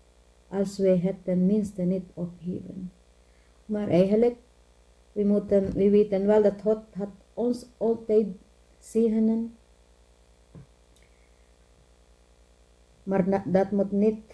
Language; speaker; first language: Dutch; non-native, learner; Filipino